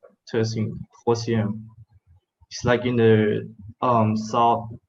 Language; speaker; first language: English; non-native, fluent; Thai